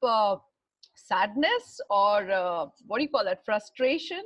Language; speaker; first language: English; non-native, local second language; Hindi